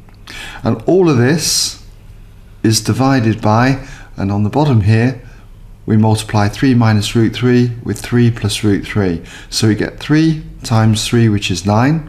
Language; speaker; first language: English; native; English